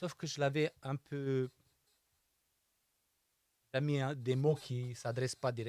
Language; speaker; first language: French; non-native, fluent; Romanian